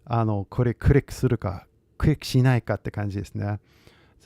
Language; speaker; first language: Japanese; non-native, fluent; English